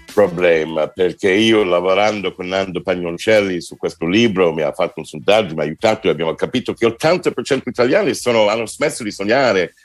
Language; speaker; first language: Italian; non-native, fluent; English